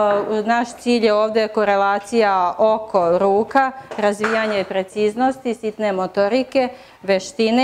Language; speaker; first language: Serbian; native; Serbian